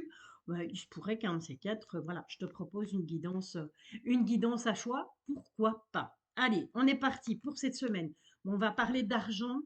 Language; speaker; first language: French; native; French